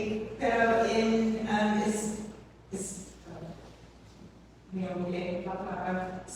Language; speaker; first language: Spanish; non-native, learner; English